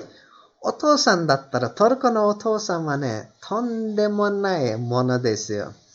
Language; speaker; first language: Japanese; non-native, fluent; Turkish